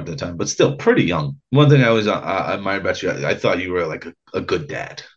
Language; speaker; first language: English; native; English